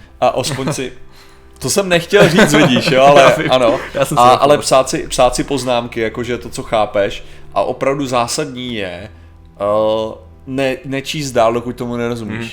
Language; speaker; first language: Czech; native; Czech